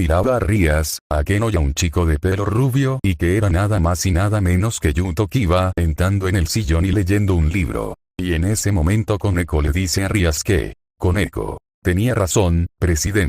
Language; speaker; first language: Spanish; native; Spanish